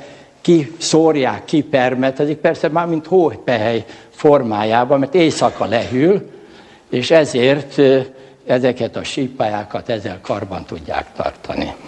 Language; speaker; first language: Hungarian; native; Hungarian